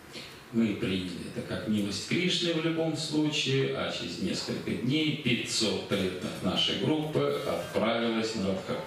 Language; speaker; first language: Russian; native; Russian